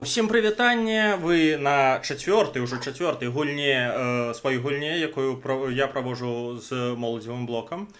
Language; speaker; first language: Belarusian; non-native, local second language; Russian